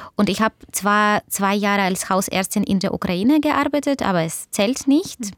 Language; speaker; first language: German; non-native, fluent; Russian